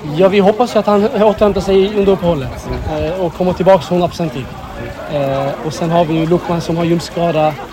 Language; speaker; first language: Swedish; early bilingual, other home language; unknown